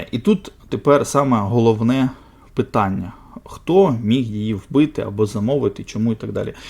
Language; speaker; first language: Ukrainian; non-native, local second language; Russian